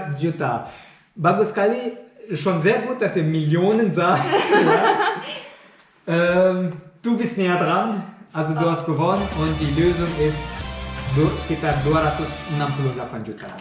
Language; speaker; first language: German; non-native, fluent; Indonesian